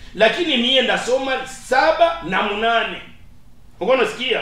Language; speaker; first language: Swahili; native; Swahili